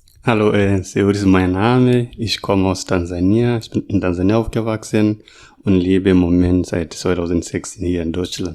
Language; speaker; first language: German; non-native, learner; Masai